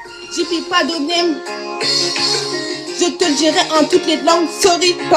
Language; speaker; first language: French; native; French